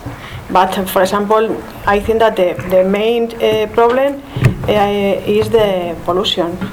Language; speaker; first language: English; non-native, learner; Spanish